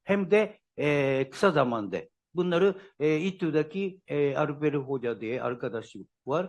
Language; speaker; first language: Turkish; non-native, learner; Japanese